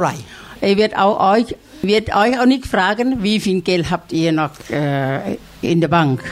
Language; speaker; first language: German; non-native, learner; Thai